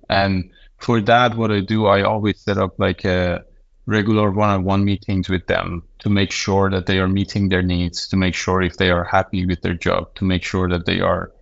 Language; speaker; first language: English; non-native, fluent; Persian